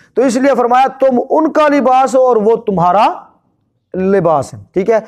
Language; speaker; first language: Urdu; non-native, local second language; Punjabi